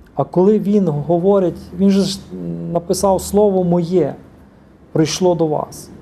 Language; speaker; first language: Ukrainian; native; Ukrainian